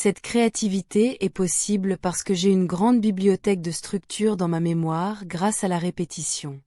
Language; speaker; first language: French; non-native, fluent; Portuguese